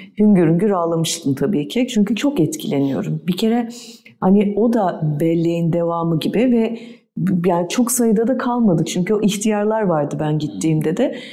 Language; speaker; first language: Turkish; native; Turkish